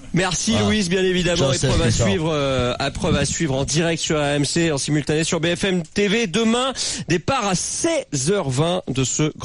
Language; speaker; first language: French; native; French